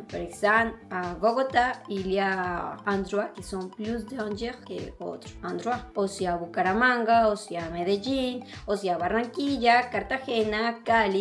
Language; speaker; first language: French; non-native, learner; Spanish